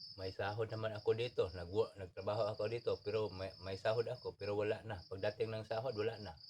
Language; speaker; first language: Filipino; non-native, local second language; Cebuano